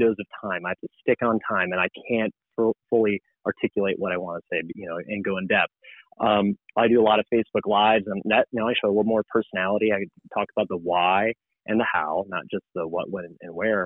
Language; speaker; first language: English; native; English